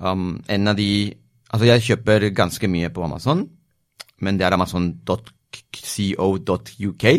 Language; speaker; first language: Norwegian; non-native, fluent; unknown